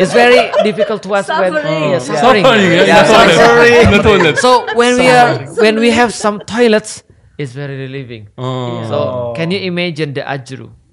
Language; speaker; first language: English; non-native, fluent; Indonesian